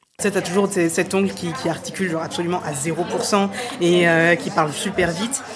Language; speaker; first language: French; native; French